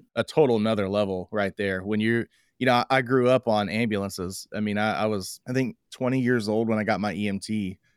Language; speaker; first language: English; native; English